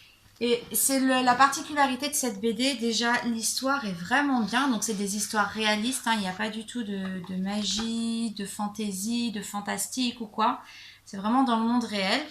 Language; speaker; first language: French; native; French